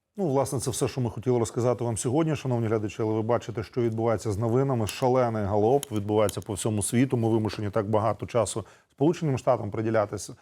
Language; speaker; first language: Ukrainian; native; Ukrainian